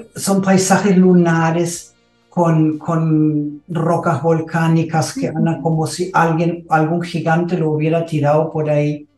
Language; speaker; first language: Spanish; non-native, fluent; German